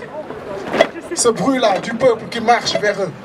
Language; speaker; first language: French; non-native, local second language; Wolof